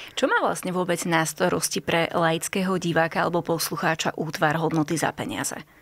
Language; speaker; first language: Slovak; native; Slovak